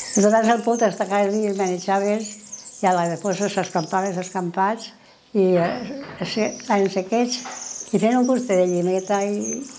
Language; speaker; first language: Catalan; native; Catalan